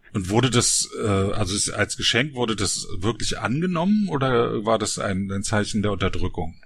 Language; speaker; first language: German; native; German